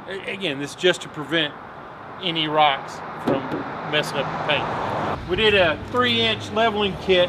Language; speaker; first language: English; native; English